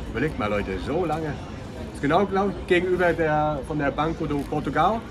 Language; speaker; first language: German; native; German